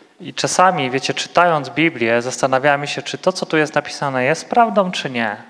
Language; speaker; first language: Polish; native; Polish